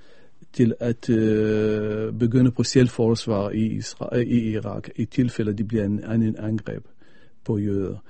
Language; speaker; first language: Danish; non-native, fluent; Arabic